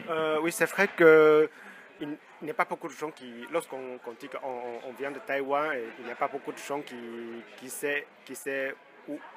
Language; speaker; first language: French; non-native, fluent; Chinese